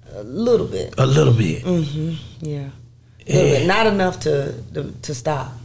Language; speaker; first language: English; native; English